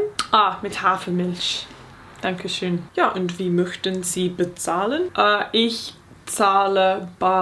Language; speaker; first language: German; non-native, learner; English